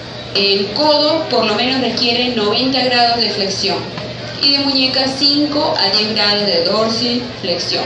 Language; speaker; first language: Spanish; native; Spanish